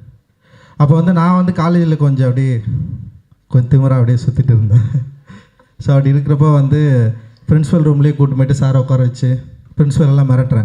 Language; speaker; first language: Tamil; native; Tamil